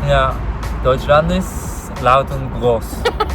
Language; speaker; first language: German; non-native, learner; Japanese